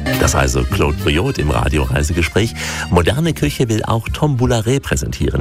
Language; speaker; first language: German; native; German